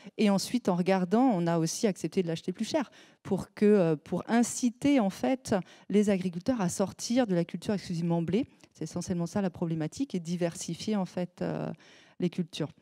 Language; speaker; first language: French; native; French